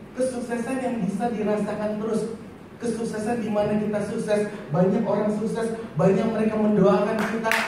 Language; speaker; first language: Indonesian; native; Indonesian